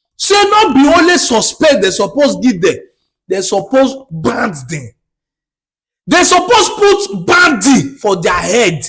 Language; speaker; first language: Nigerian Pidgin; non-native, local second language; Bini